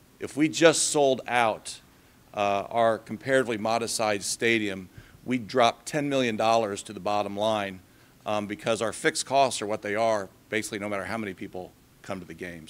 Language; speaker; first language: English; native; English